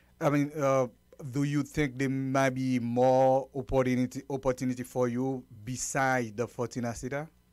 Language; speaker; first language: English; non-native, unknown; Haitian Creole